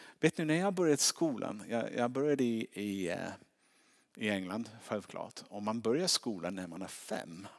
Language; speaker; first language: Swedish; non-native, fluent; English